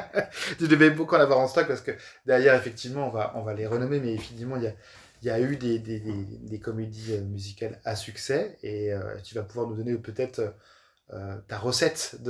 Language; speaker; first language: French; native; French